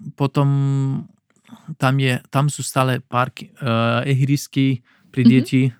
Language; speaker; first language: Slovak; non-native, learner; Pashto